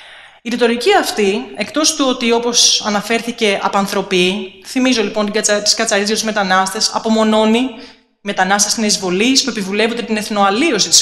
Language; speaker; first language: Greek; native; Greek